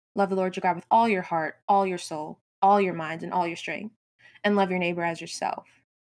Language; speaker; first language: English; native; English